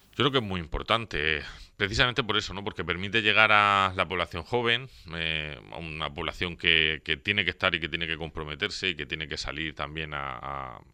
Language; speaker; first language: Spanish; native; Spanish